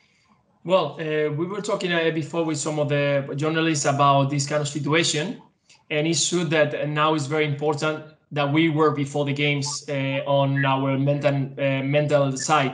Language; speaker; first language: English; non-native, fluent; Spanish